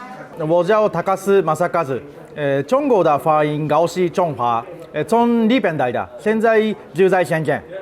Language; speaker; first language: Chinese; non-native, learner; Japanese